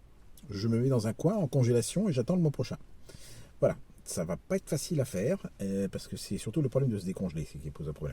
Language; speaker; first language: French; native; French